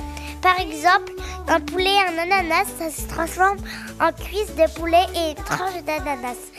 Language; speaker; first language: French; native; French